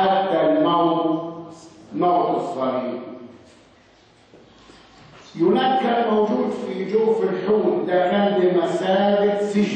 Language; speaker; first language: Arabic; native; Arabic